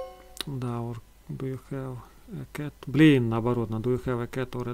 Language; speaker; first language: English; non-native, learner; Russian